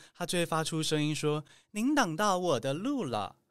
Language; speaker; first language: Chinese; native; Chinese